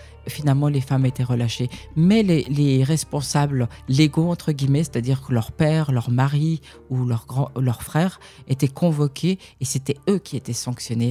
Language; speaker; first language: French; early bilingual, other home language; Persian